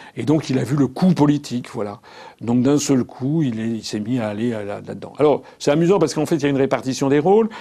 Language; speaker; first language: French; native; French